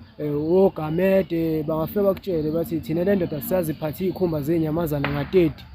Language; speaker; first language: Zulu; native; Zulu